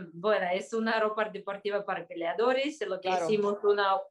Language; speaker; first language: Spanish; non-native, fluent; Kyrgyz